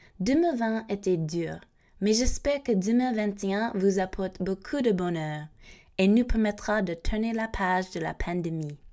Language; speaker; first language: French; non-native, fluent; English